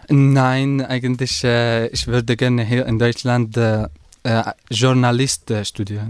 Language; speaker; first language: German; non-native, learner; Arabic